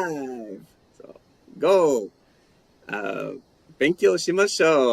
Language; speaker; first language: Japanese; non-native, learner; English